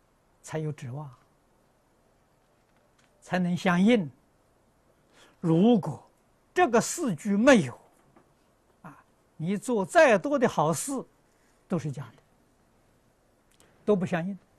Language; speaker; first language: Chinese; native; Chinese